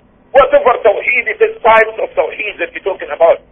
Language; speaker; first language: English; non-native, fluent; Arabic